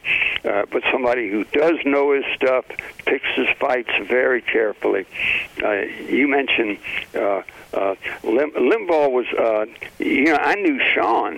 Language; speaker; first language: English; native; English